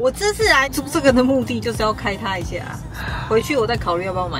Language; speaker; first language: Chinese; native; Chinese